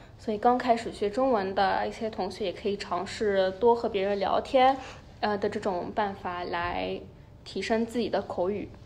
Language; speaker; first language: Chinese; early bilingual, other home language; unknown